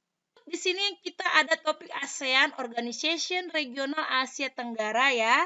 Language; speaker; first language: Indonesian; native; Indonesian